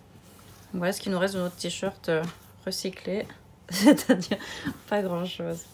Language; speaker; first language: French; native; French